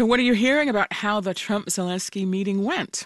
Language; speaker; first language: English; native; English